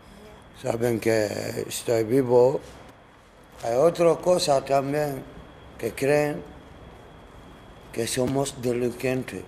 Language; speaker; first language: Spanish; non-native, learner; Arabic